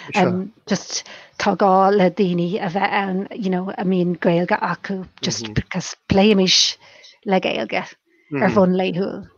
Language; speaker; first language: Irish; non-native, local second language; English